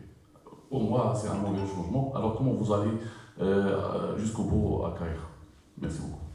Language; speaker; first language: French; non-native, local second language; Arabic